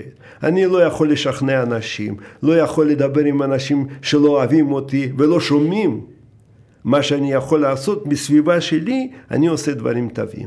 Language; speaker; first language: Hebrew; non-native, fluent; Russian